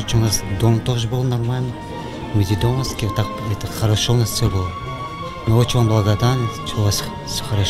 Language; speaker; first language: Russian; non-native, local second language; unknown